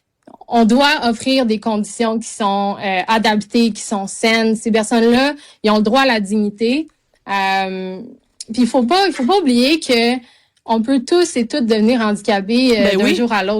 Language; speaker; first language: French; native; French